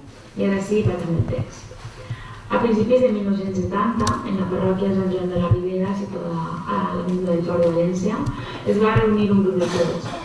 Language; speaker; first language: Catalan; native; Catalan